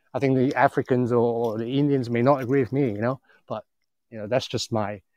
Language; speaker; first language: English; non-native, local second language; Cantonese